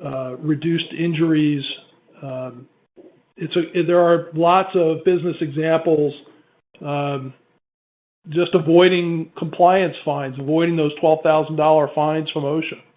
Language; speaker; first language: English; native; English